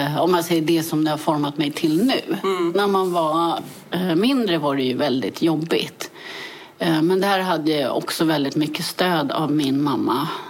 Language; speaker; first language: Swedish; early bilingual, other home language; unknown